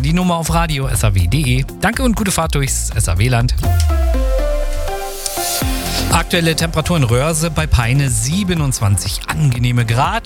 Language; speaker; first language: German; native; German